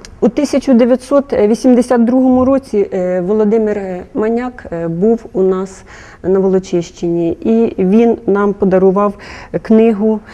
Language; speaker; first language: Ukrainian; native; Ukrainian